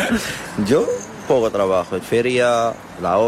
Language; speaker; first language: Spanish; non-native, learner; Arabic